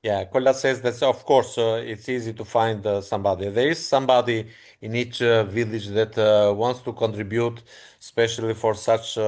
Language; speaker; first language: English; non-native, fluent; Albanian